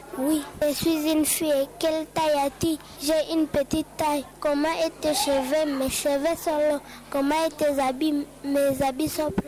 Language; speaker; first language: French; non-native, local second language; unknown